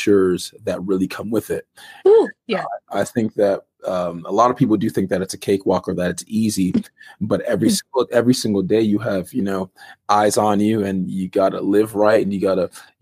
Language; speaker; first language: English; native; English